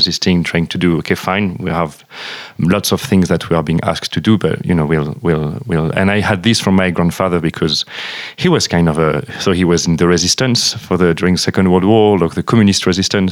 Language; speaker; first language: English; non-native, fluent; French